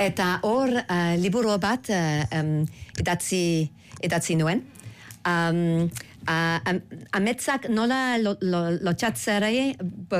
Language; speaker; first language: Basque; non-native, learner; English